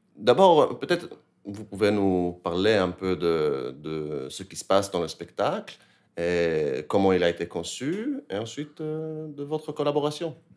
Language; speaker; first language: French; native; French